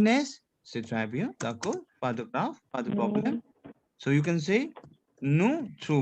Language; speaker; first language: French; non-native, fluent; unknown